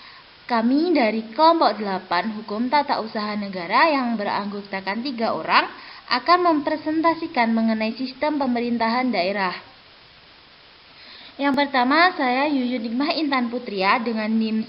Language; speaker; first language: Indonesian; native; Indonesian